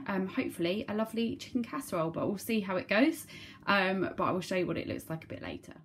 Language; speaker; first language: English; native; English